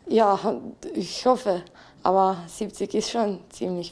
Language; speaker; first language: German; non-native, fluent; Slovenian